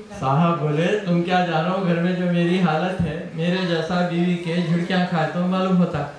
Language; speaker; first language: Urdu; native; Urdu